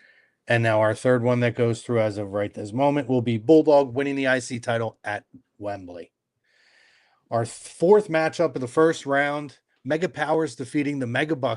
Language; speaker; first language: English; native; English